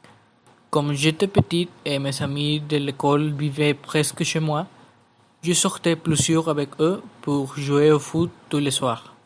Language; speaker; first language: French; non-native, learner; Spanish